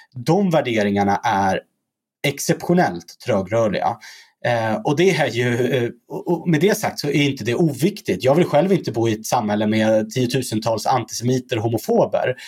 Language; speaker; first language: Swedish; early bilingual, other home language; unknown